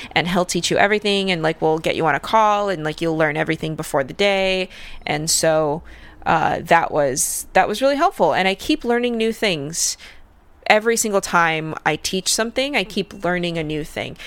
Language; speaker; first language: English; early bilingual, other home language; Russian